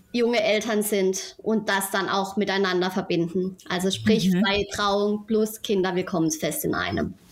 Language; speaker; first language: German; native; German